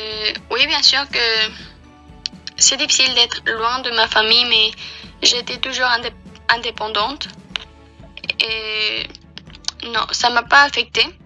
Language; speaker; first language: French; non-native, fluent; Spanish